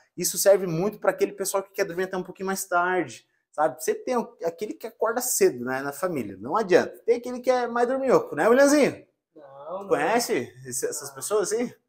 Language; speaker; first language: Portuguese; native; Portuguese